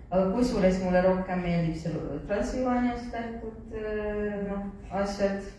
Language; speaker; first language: Estonian; non-native, fluent; Hungarian